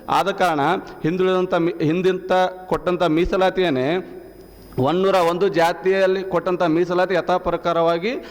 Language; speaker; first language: Kannada; non-native, local second language; Lambadi